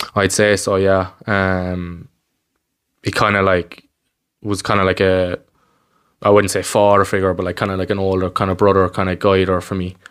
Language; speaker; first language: English; native; English